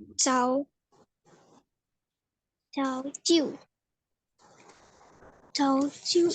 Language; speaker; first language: Chinese; non-native, learner; Indonesian